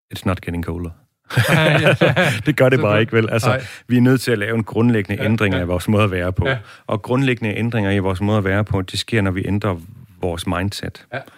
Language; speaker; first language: Danish; native; Danish